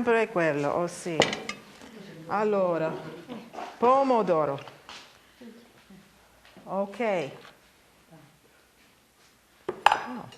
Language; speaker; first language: Italian; non-native, learner; English